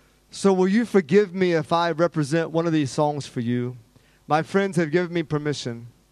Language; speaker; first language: English; native; English